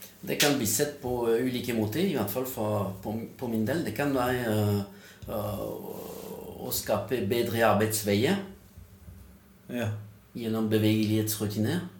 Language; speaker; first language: Norwegian; non-native, fluent; French